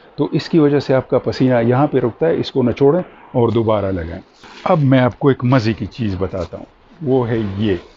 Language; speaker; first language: Urdu; non-native, local second language; Pashto